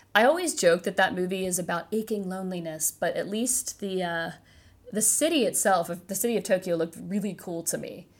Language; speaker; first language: English; native; English